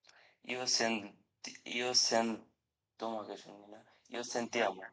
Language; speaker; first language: Italian; non-native, learner; Bangla